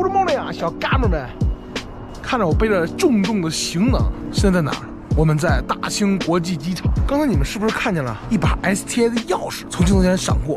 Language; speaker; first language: Chinese; native; Chinese